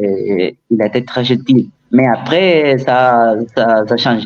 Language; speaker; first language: French; non-native, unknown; Spanish